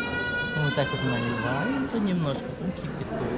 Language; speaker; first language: Russian; non-native, local second language; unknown